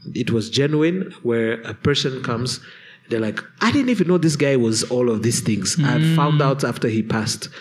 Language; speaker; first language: English; non-native, local second language; Kinyarwanda